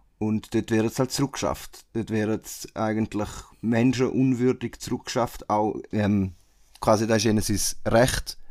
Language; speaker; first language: German; native; German